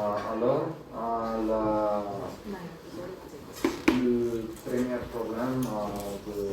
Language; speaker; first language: French; non-native, learner; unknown